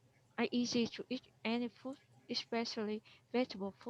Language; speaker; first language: English; non-native, learner; Vietnamese